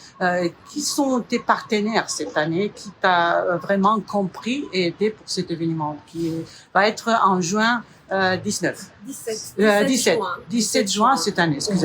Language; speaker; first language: French; non-native, fluent; Romanian